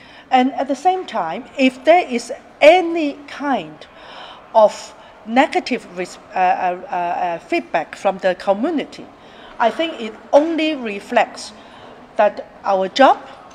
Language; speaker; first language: English; non-native, local second language; Cantonese